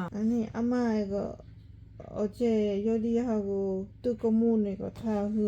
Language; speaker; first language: Korean; non-native, learner; Lao